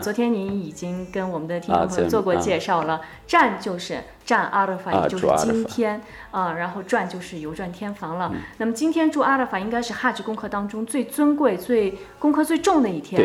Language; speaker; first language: Chinese; native; Chinese